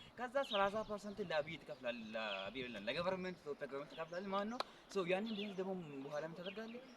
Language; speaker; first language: Amharic; native; Amharic